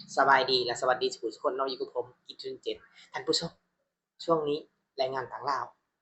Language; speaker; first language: Thai; non-native, fluent; Burmese